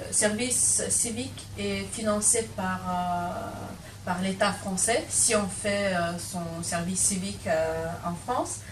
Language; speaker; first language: French; non-native, fluent; Lithuanian